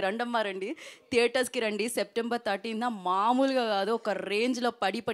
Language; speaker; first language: Telugu; native; Telugu